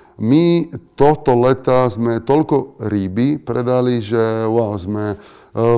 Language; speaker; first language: Slovak; non-native, fluent; Italian